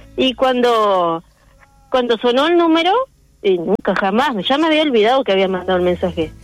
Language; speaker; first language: Spanish; native; Spanish